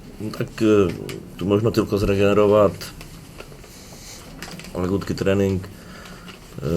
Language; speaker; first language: Polish; non-native, learner; Czech